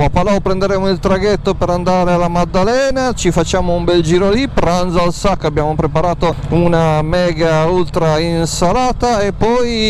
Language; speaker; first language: Italian; native; Italian